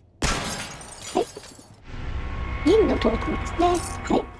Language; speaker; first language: Japanese; native; Japanese